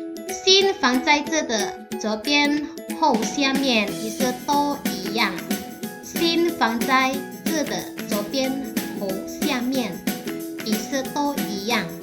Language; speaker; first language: Chinese; non-native, fluent; Indonesian